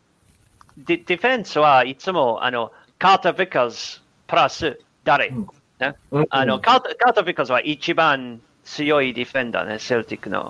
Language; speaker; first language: Japanese; non-native, learner; English